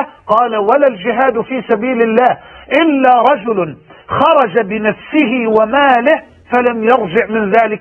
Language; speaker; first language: Arabic; native; Arabic